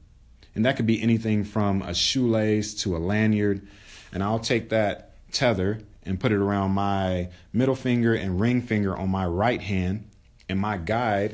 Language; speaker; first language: English; native; English